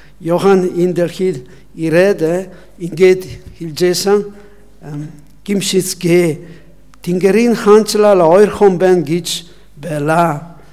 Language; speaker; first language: Mongolian; non-native, learner; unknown